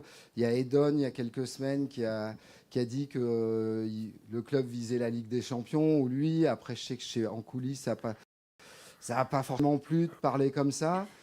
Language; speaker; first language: French; native; French